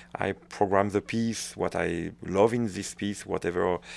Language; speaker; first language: English; non-native, fluent; French